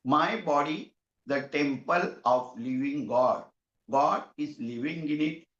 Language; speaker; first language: English; non-native, local second language; Marathi